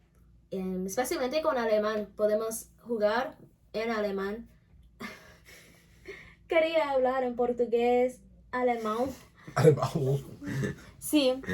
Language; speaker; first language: Spanish; non-native, learner; English